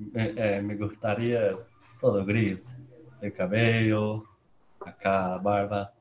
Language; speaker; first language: Spanish; non-native, learner; Portuguese